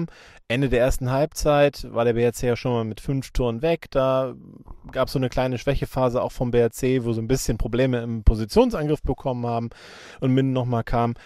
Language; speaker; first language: German; native; German